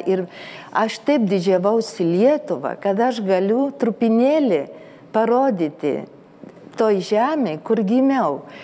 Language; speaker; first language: Lithuanian; early bilingual, heritage; Lithuanian